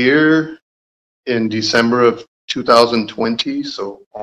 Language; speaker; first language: English; native; English